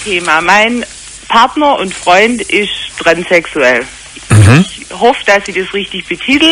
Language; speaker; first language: German; native; German